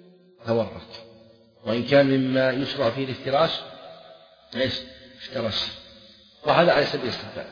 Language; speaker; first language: Arabic; native; Arabic